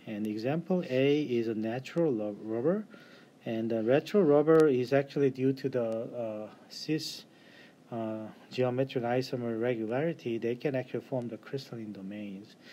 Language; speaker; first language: English; non-native, fluent; Korean